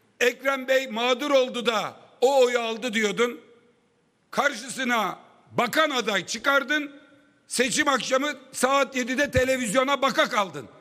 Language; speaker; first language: Turkish; native; Turkish